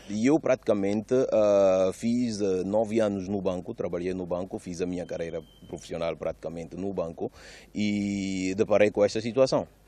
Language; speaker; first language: Portuguese; non-native, local second language; Upper Guinea Crioulo